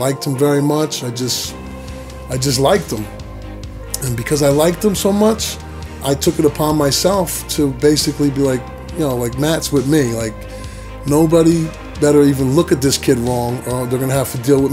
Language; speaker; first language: English; native; English